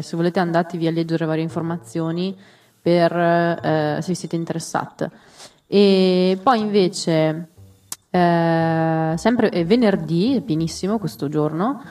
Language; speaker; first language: Italian; native; Italian